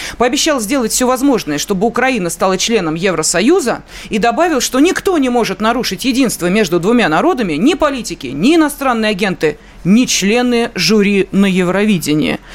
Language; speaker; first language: Russian; native; Russian